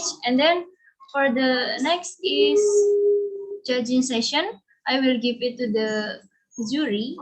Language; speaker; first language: English; non-native, learner; Indonesian